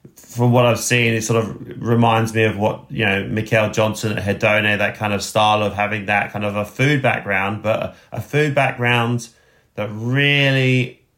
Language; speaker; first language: English; native; English